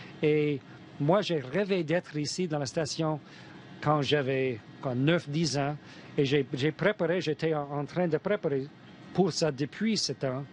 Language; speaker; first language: French; non-native, fluent; English